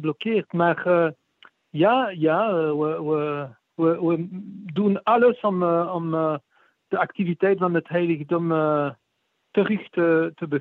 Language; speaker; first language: Dutch; non-native, fluent; French